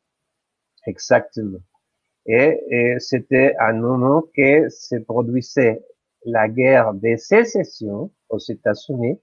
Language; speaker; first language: French; non-native, fluent; Spanish